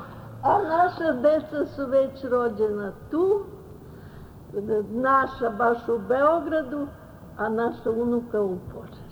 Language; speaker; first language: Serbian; early bilingual, other home language; Russian